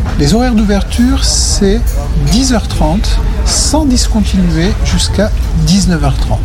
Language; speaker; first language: French; native; French